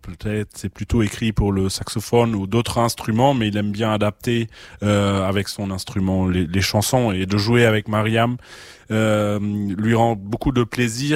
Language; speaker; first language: French; non-native, fluent; German